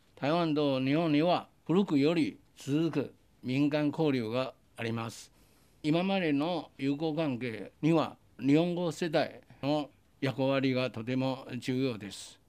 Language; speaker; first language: Japanese; non-native, fluent; Chinese